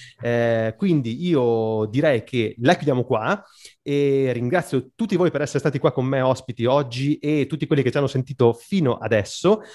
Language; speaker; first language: Italian; native; Italian